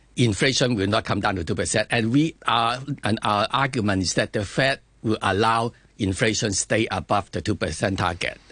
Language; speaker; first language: English; non-native, fluent; Chinese